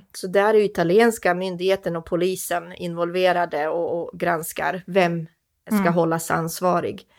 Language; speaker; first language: Swedish; non-native, fluent; Croatian